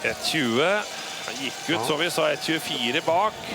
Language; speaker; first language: Norwegian; native; Norwegian